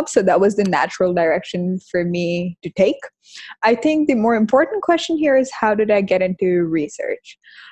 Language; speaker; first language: English; non-native, local second language; Hindi